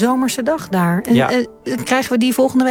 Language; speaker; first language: Dutch; native; Dutch